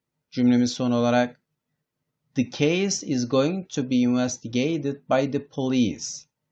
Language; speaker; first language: English; non-native, fluent; Turkish